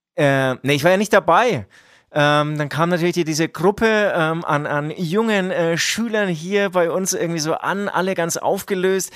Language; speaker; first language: German; native; German